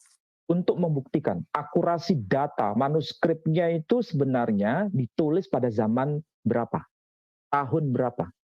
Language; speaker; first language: Indonesian; native; Indonesian